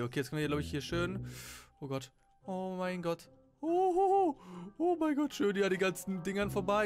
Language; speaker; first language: German; native; German